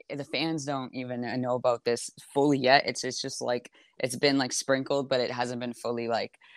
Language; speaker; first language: English; native; English